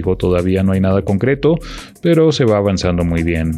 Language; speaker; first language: Spanish; native; Spanish